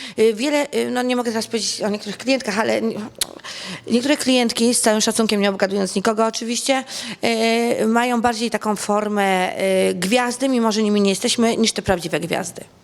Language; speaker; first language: Polish; native; Polish